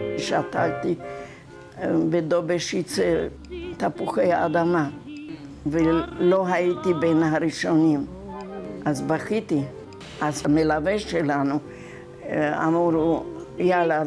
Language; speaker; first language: Hebrew; non-native, fluent; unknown